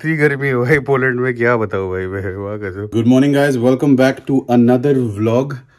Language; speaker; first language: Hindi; native; Hindi